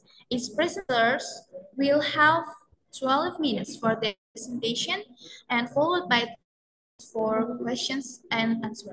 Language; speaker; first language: English; non-native, fluent; Indonesian